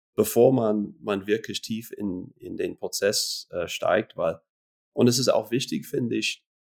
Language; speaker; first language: German; non-native, fluent; English